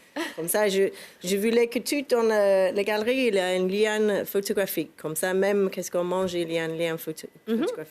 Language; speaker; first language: French; non-native, fluent; English